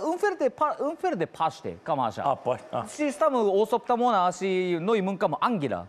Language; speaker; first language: Romanian; non-native, learner; Japanese